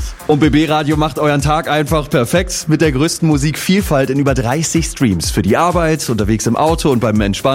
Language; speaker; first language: German; native; German